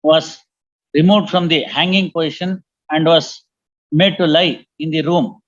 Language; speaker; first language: English; non-native, local second language; Kannada